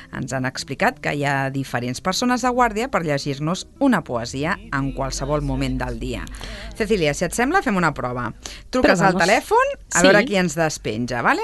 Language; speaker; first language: Catalan; native; Catalan